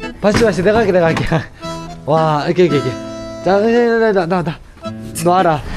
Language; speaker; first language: Korean; native; Korean